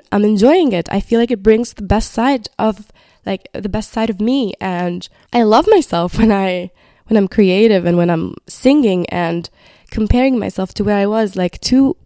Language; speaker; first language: English; non-native, fluent; Arabic